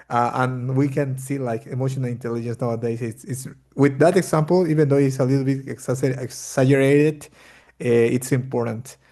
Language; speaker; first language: English; non-native, fluent; Spanish